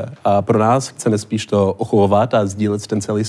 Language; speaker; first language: Czech; non-native, learner; English